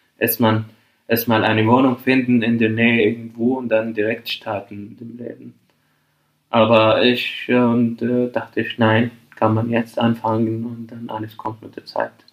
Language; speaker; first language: German; non-native, fluent; Arabic